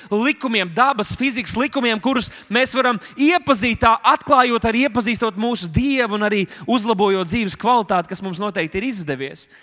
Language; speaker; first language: Latvian; native; Latvian